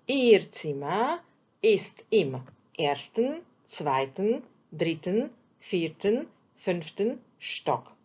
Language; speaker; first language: German; non-native, fluent; Slovak